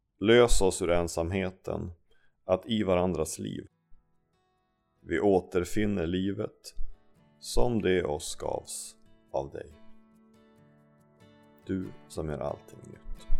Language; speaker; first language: Swedish; native; Swedish